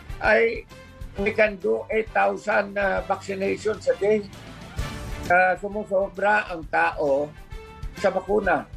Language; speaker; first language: Filipino; non-native, local second language; Hiligaynon